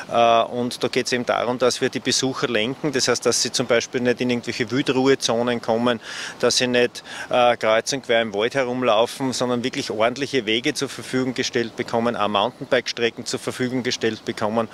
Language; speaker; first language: German; native; German